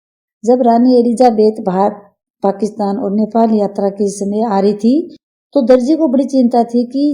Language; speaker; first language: Hindi; native; Hindi